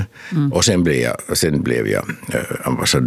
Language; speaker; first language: Swedish; non-native, local second language; Finnish